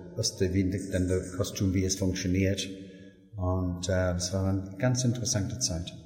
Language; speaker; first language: German; non-native, learner; English